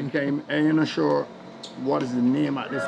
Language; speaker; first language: English; native; English